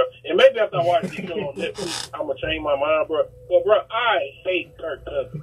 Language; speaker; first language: English; native; English